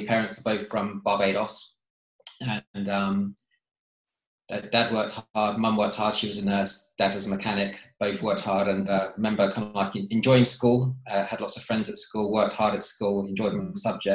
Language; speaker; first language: English; native; English